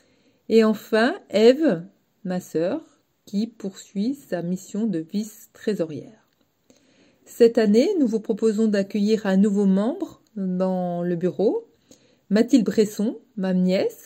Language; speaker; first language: French; native; French